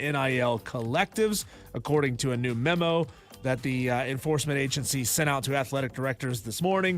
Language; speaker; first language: English; native; English